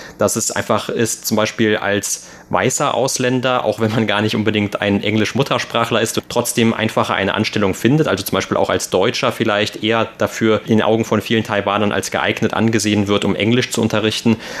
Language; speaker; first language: German; native; German